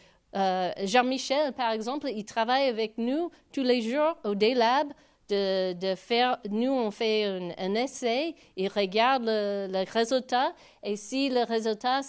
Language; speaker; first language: French; non-native, fluent; English